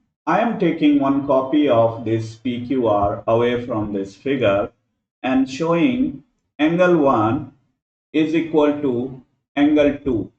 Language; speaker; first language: English; non-native, local second language; Hindi